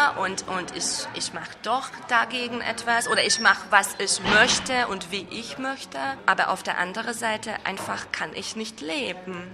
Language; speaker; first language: German; non-native, fluent; Hungarian